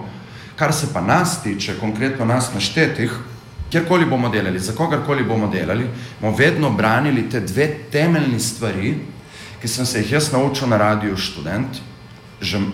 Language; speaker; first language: Slovenian; native; Slovenian